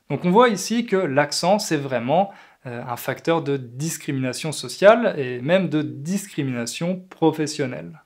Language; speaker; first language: French; native; French